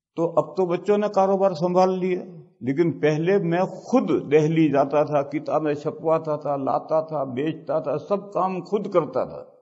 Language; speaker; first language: Urdu; non-native, local second language; Gujarati